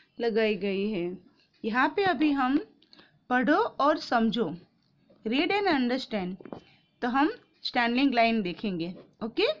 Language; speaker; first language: Hindi; non-native, local second language; Gujarati